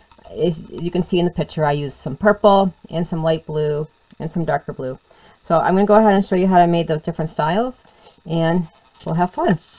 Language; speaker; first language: English; native; English